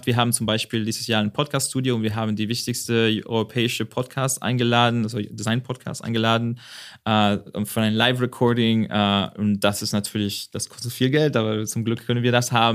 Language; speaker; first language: German; non-native, fluent; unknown